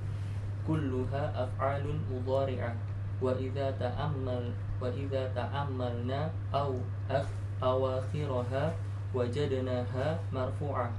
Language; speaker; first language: Arabic; non-native, learner; Indonesian